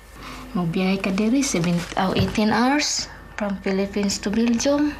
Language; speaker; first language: Dutch; non-native, learner; Cebuano